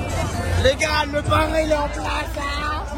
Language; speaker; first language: French; native; French